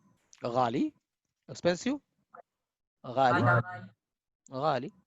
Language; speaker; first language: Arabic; non-native, fluent; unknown